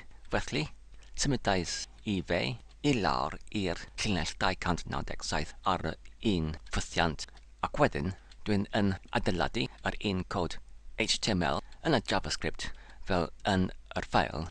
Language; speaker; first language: Welsh; non-native, fluent; English